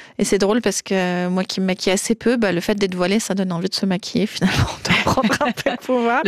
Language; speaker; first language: French; native; French